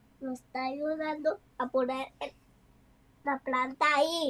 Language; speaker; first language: Spanish; early bilingual, heritage; Spanish